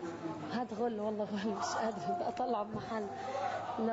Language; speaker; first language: Arabic; native; Arabic